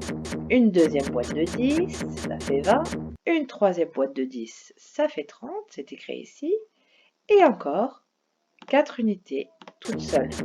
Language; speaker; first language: French; native; French